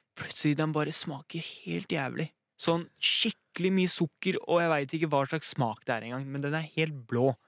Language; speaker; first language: Norwegian; early bilingual, other home language; Arabic